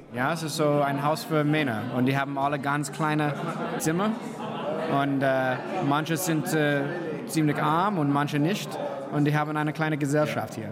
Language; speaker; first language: German; non-native, fluent; English